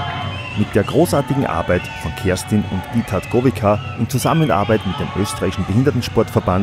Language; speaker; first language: German; native; German